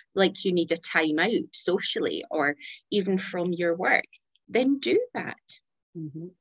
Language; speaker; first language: English; native; English